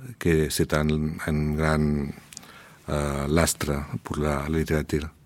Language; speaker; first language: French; non-native, learner; Spanish